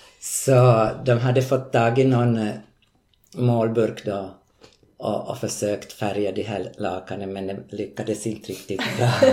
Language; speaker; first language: Swedish; native; Swedish